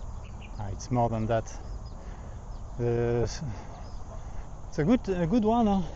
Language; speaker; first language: English; non-native, learner; French